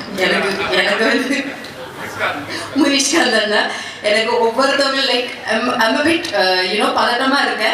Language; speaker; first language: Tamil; non-native, learner; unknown